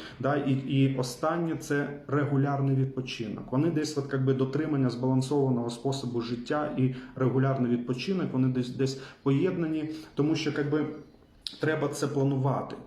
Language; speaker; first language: Ukrainian; non-native, local second language; Russian